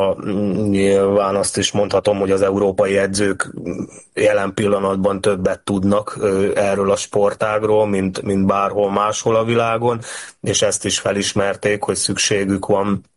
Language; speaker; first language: Hungarian; native; Hungarian